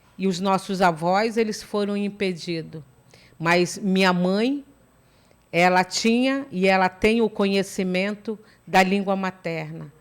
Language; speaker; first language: Portuguese; native; Portuguese